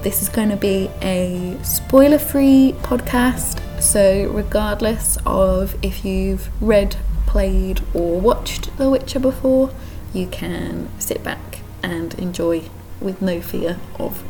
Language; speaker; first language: English; native; English